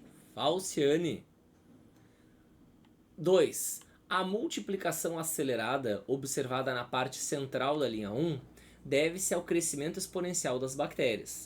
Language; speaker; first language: Portuguese; native; Portuguese